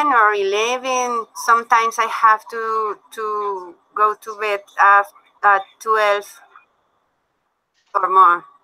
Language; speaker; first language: English; non-native, learner; Spanish